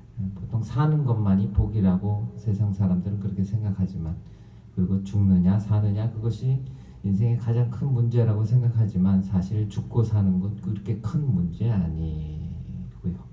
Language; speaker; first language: Korean; native; Korean